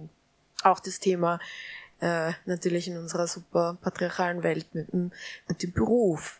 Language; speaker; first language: German; native; German